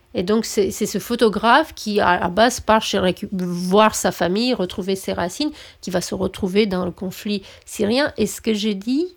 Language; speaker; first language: French; non-native, fluent; Romanian